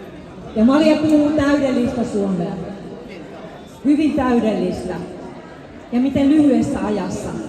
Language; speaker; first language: Finnish; early bilingual, other home language; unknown